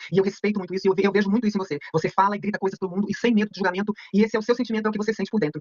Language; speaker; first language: Portuguese; native; Portuguese